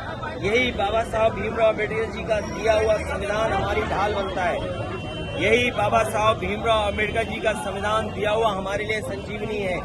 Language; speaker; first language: Hindi; native; Hindi